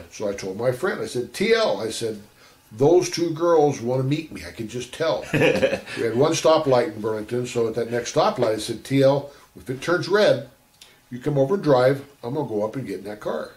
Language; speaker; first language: English; native; English